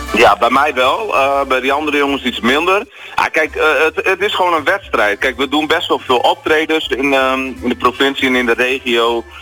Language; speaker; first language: Dutch; native; Dutch